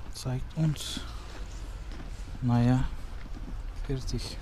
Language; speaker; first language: German; non-native, learner; Russian